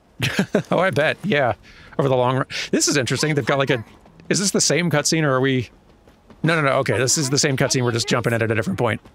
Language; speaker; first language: English; native; English